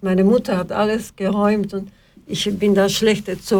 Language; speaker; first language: German; non-native, fluent; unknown